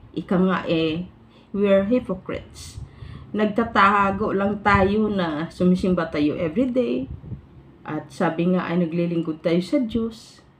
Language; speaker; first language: Filipino; non-native, local second language; Hiligaynon